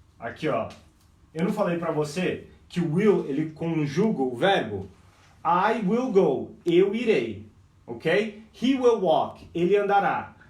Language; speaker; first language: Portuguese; non-native, fluent; English